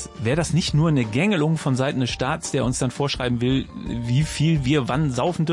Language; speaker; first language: German; native; German